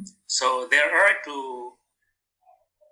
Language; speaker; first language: English; non-native, fluent; Indonesian